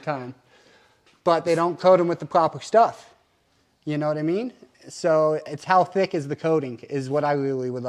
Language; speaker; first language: English; native; English